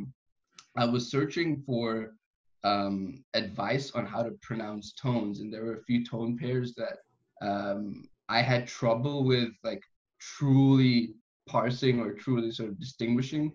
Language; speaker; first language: English; non-native, fluent; German